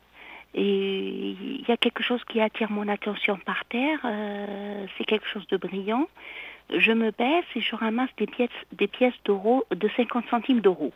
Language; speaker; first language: French; non-native, local second language; Arabic